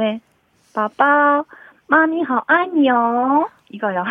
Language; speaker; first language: Korean; non-native, learner; Chinese